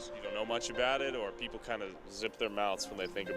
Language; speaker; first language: English; native; English